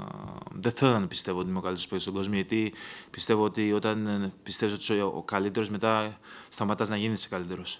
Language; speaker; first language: Greek; early bilingual, other home language; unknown